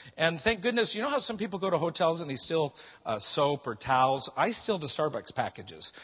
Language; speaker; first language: English; native; English